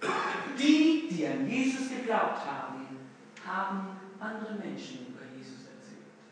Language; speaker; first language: German; non-native, fluent; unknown